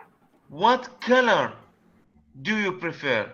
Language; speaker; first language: English; non-native, learner; Arabic